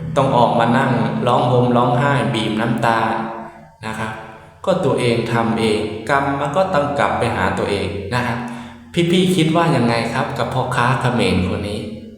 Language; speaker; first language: Thai; native; Thai